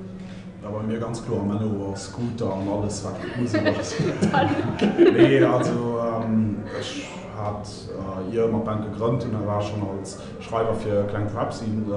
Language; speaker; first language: German; non-native, local second language; Luxembourgish